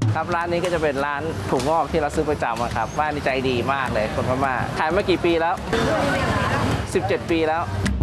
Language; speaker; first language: Thai; early bilingual, other home language; Chinese